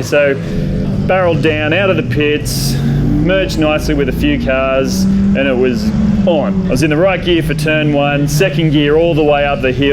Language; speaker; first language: English; native; English